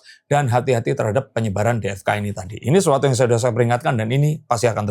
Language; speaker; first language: Indonesian; native; Indonesian